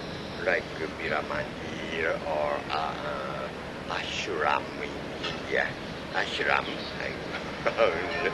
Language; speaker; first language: English; non-native, learner; Japanese